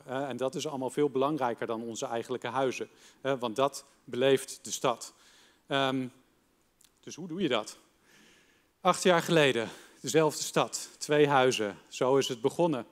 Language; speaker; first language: Dutch; native; Dutch